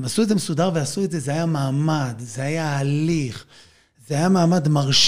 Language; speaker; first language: Hebrew; native; Hebrew